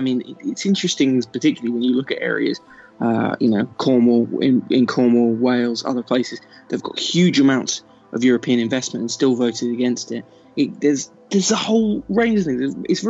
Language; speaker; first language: English; native; English